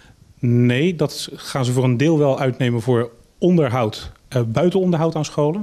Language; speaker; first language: Dutch; native; Dutch